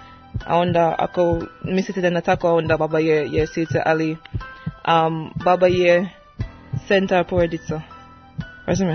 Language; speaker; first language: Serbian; non-native, learner; English